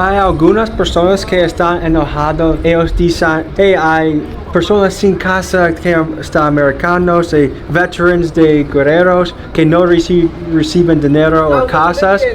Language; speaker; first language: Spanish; non-native, learner; English